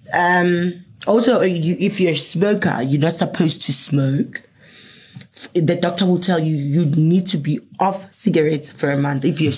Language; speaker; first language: English; non-native, local second language; Southern Sotho